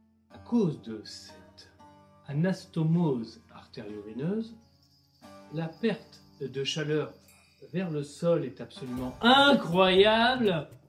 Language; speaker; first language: French; native; French